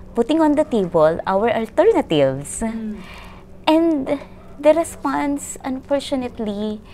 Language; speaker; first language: English; non-native, local second language; Filipino